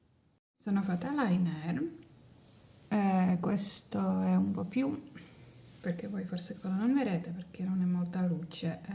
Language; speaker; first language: Italian; non-native, learner; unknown